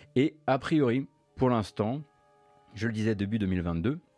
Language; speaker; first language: French; native; French